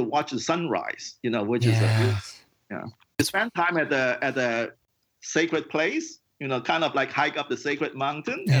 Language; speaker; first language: English; non-native, local second language; Cantonese